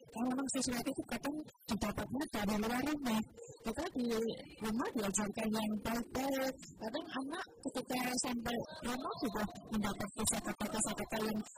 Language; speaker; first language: Indonesian; non-native, local second language; Javanese